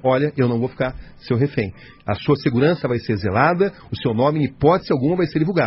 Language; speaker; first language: Portuguese; native; Portuguese